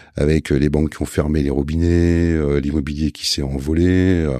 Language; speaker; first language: French; native; French